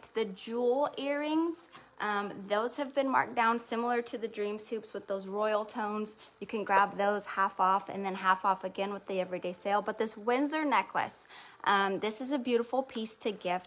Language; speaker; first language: English; native; English